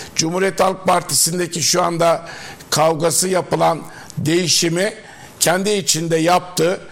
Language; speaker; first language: Turkish; native; Turkish